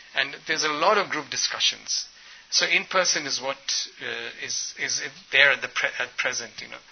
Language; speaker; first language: English; early bilingual, other home language; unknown